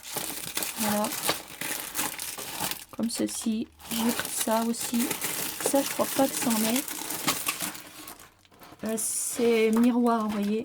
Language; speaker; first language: French; native; French